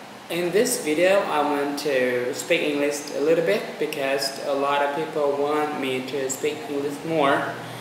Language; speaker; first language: English; non-native, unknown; Vietnamese